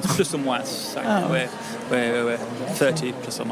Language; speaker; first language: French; non-native, learner; English